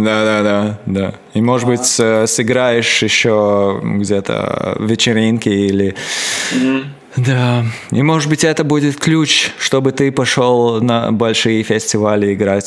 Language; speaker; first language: Russian; non-native, local second language; Latvian